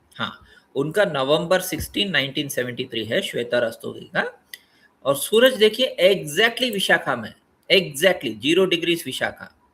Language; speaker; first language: Hindi; non-native, local second language; Telugu